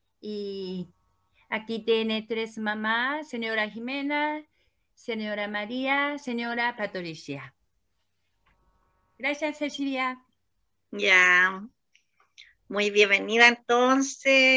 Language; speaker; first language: Spanish; non-native, learner; Korean